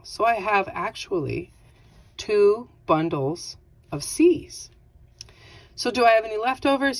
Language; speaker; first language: English; native; English